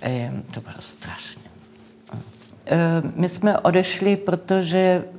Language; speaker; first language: Czech; non-native, local second language; English